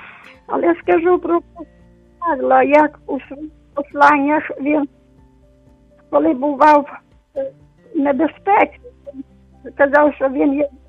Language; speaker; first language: Ukrainian; non-native, local second language; Romanian